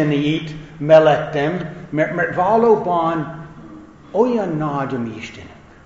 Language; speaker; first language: Hungarian; non-native, fluent; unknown